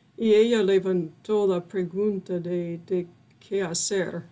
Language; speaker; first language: Spanish; non-native, fluent; English